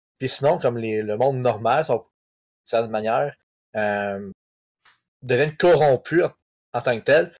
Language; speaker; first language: French; native; French